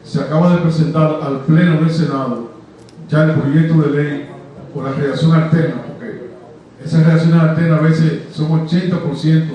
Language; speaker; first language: Spanish; native; Spanish